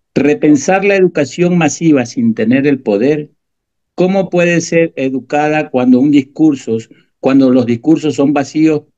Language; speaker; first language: Spanish; native; Spanish